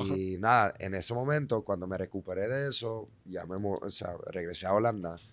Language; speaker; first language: Spanish; non-native, fluent; Dutch